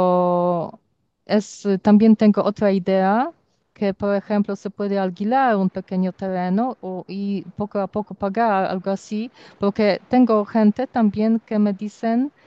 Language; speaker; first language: Spanish; non-native, learner; Polish